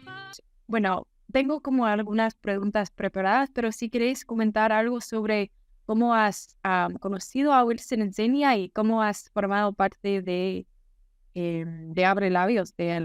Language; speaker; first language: Spanish; non-native, fluent; English